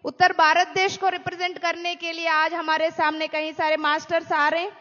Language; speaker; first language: Hindi; non-native, local second language; Telugu